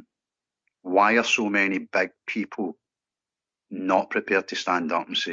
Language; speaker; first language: English; native; English